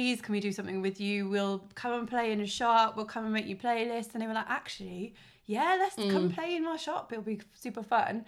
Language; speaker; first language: English; native; English